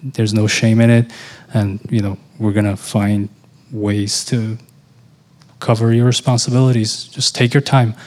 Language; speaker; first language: English; non-native, fluent; Portuguese